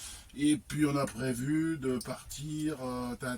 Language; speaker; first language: French; native; French